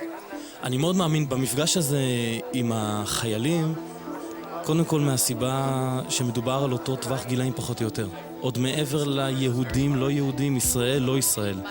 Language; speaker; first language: Hebrew; native; Hebrew